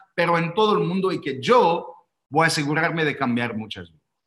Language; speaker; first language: Spanish; non-native, fluent; English